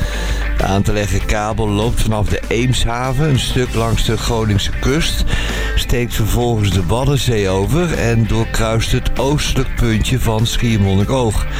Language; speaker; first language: Dutch; native; Dutch